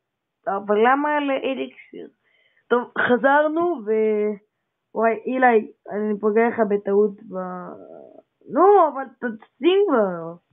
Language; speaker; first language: Hebrew; native; Hebrew